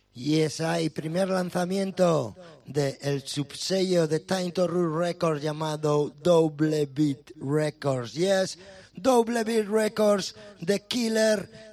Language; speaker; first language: Spanish; native; Spanish